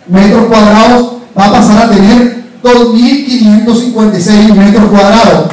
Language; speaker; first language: Spanish; native; Spanish